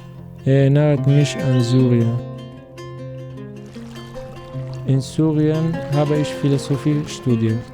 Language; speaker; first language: German; non-native, learner; Arabic